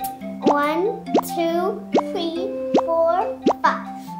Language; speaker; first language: English; early bilingual, heritage; Indonesian